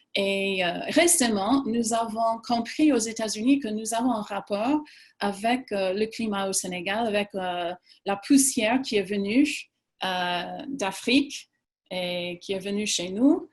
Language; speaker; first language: French; non-native, fluent; English